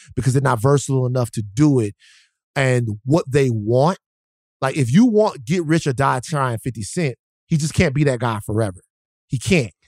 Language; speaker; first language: English; native; English